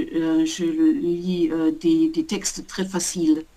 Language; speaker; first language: French; non-native, learner; German